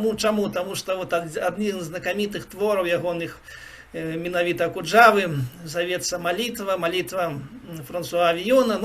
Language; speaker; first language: Belarusian; non-native, local second language; Russian